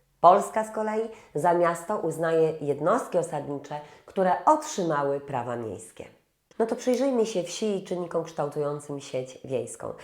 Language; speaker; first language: Polish; native; Polish